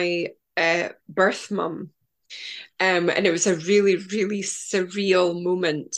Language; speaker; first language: English; native; English